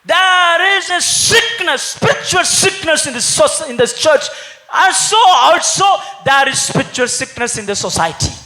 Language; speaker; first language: English; non-native, local second language; Tamil